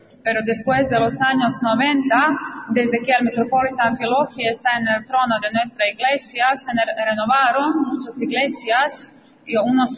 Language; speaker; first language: Spanish; non-native, fluent; Serbian